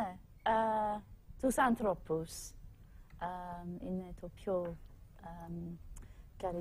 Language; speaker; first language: Greek; non-native, learner; English